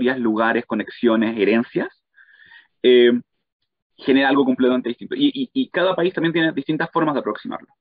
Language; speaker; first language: Spanish; native; Spanish